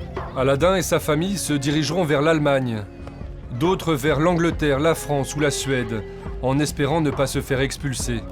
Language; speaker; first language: French; native; French